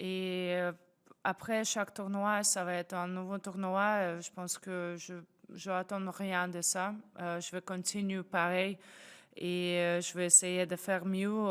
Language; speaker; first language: French; non-native, fluent; Russian